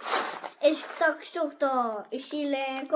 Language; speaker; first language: Albanian; early bilingual, heritage; Albanian